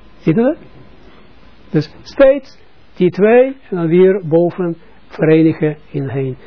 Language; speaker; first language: Dutch; non-native, fluent; Russian